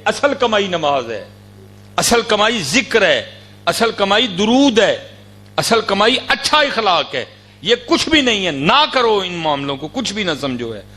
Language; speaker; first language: Urdu; non-native, local second language; Punjabi